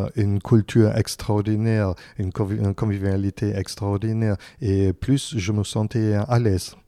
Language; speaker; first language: French; non-native, fluent; German